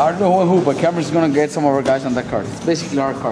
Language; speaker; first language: English; native; English